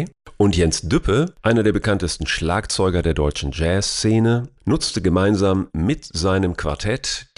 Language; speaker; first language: German; native; German